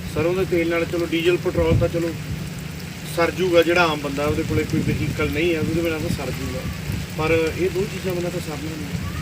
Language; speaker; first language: Hindi; non-native, local second language; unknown